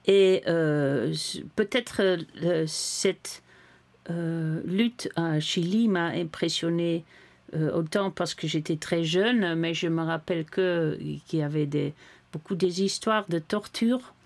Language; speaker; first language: French; non-native, fluent; Dutch